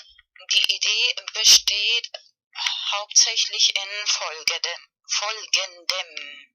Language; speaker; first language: German; non-native, fluent; Spanish